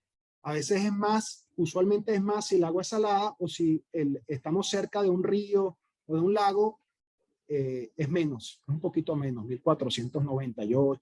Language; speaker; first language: Spanish; native; Spanish